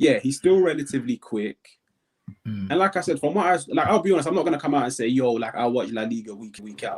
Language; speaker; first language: English; native; English